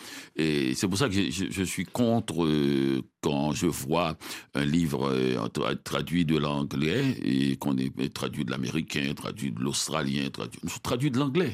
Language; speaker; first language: French; non-native, local second language; Haitian Creole